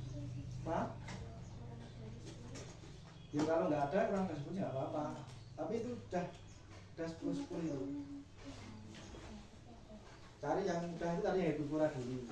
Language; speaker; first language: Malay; non-native, local second language; Javanese